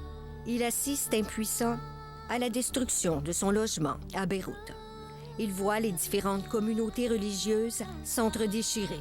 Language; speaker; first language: French; native; French